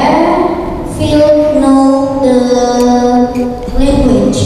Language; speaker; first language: English; non-native, learner; Indonesian